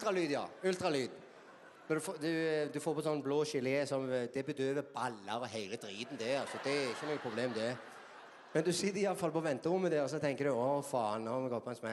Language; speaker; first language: Norwegian; native; Norwegian